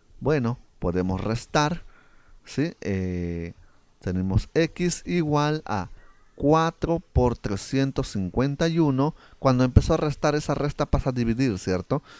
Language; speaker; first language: Spanish; native; Spanish